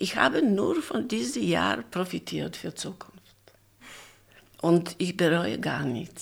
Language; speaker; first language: German; non-native, fluent; Polish